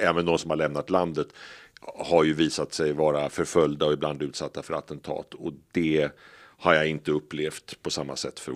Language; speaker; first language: Swedish; native; Swedish